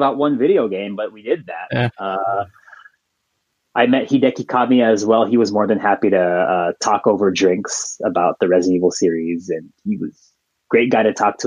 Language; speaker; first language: English; native; English